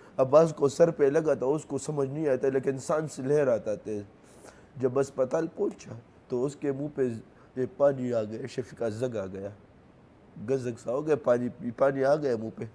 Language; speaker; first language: Urdu; non-native, local second language; Pashto